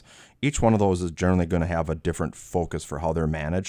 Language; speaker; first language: English; native; English